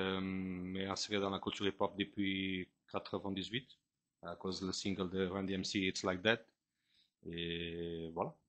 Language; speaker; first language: French; non-native, fluent; Portuguese